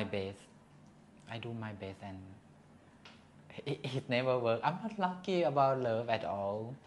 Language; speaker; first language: English; non-native, learner; Thai